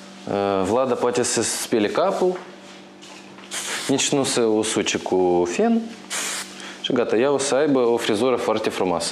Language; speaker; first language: Romanian; non-native, local second language; Russian